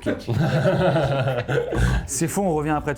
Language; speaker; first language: French; native; French